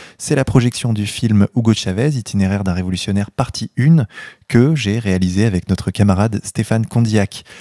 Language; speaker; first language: French; native; French